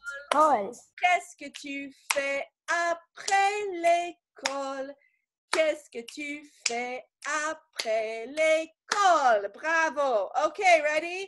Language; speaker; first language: French; non-native, fluent; English